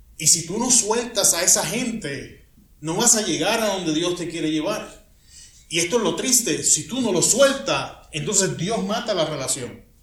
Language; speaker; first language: Spanish; native; Spanish